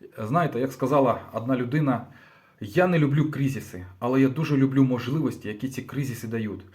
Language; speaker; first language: Ukrainian; native; Ukrainian